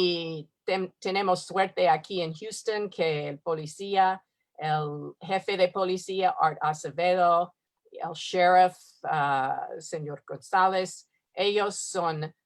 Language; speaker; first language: Spanish; non-native, learner; English